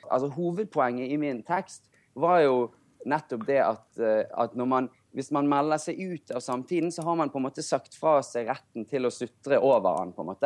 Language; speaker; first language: Norwegian; native; Norwegian